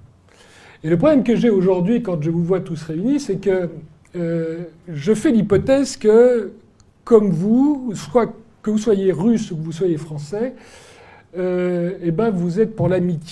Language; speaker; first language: French; native; French